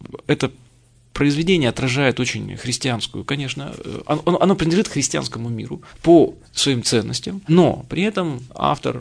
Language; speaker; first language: Russian; native; Russian